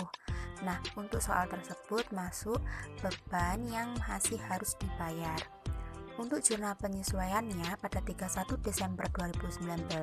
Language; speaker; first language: Indonesian; native; Indonesian